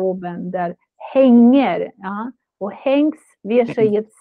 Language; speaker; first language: Swedish; non-native, fluent; Russian